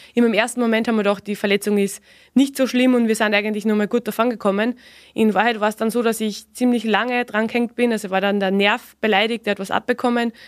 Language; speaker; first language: German; native; German